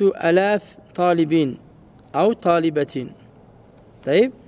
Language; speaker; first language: Arabic; non-native, learner; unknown